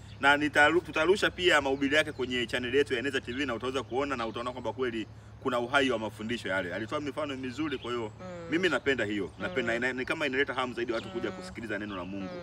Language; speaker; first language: Swahili; native; Swahili